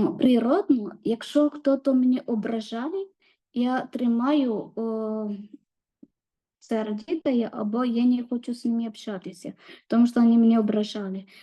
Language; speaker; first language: Ukrainian; non-native, learner; Malayalam